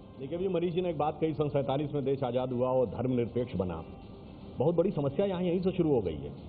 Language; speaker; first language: Hindi; native; Hindi